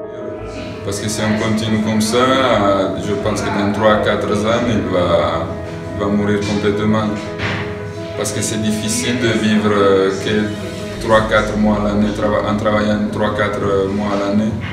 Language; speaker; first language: French; non-native, fluent; Italian